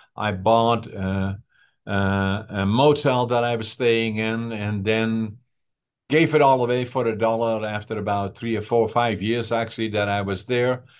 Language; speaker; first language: English; non-native, fluent; Dutch